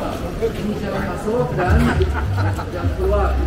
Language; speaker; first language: Indonesian; non-native, learner; Arabic